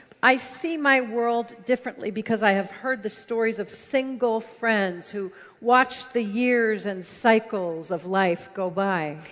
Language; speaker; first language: English; native; English